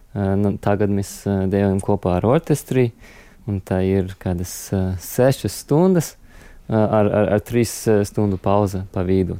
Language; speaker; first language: Latvian; non-native, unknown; English